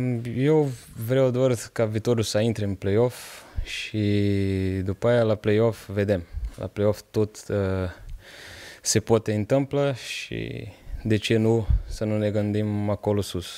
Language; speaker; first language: Romanian; non-native, fluent; Portuguese